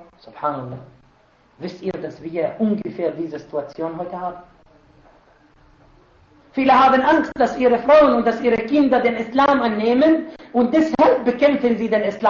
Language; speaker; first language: German; non-native, fluent; Arabic